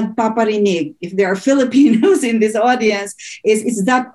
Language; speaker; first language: English; non-native, local second language; Filipino